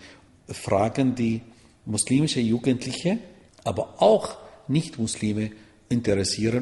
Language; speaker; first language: German; non-native, fluent; Arabic